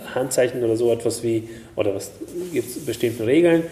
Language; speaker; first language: German; non-native, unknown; Hungarian